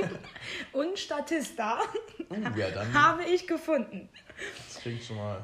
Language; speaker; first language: German; non-native, fluent; Persian